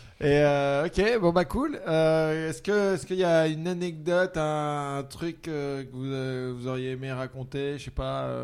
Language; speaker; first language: French; native; French